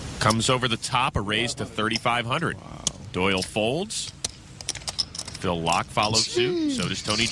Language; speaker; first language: English; native; English